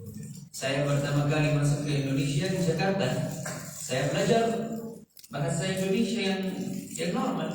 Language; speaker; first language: Indonesian; non-native, fluent; Arabic